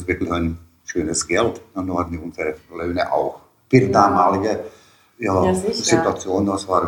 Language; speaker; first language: German; non-native, learner; Bosnian